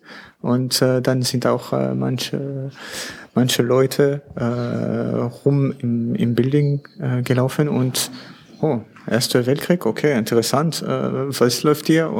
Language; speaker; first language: German; non-native, learner; French